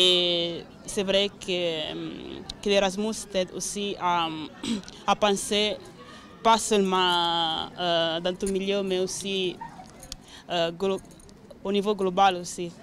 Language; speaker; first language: French; non-native, fluent; Italian